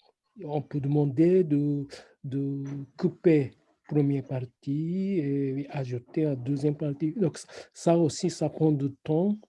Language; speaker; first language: French; non-native, fluent; Japanese